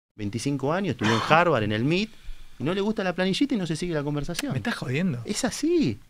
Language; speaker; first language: Spanish; native; Spanish